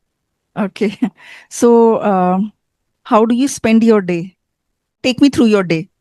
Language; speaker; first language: English; non-native, fluent; Hindi